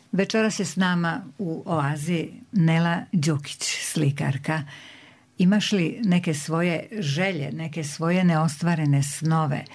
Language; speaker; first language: Serbian; native; Serbian